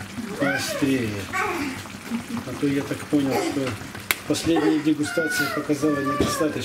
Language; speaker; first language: Russian; native; Russian